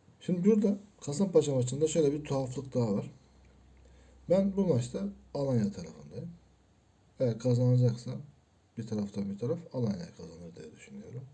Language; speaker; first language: Turkish; native; Turkish